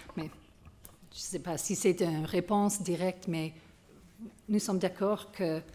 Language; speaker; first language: French; non-native, learner; English